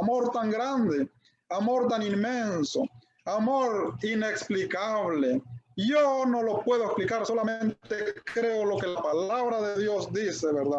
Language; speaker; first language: Spanish; native; Spanish